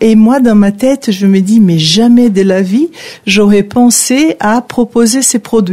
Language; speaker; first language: French; non-native, fluent; Portuguese